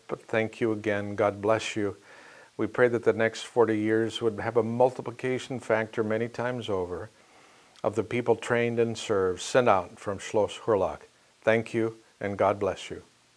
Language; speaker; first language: English; native; English